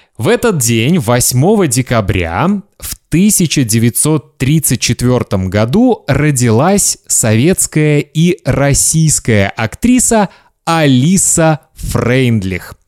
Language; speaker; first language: Russian; native; Russian